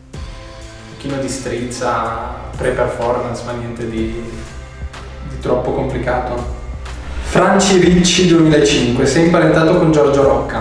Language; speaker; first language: Italian; native; Italian